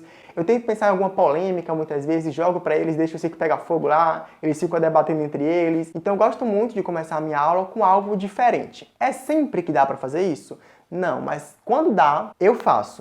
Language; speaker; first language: Portuguese; native; Portuguese